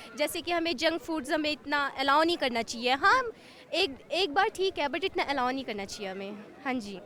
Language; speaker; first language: Hindi; early bilingual, other home language; Nepali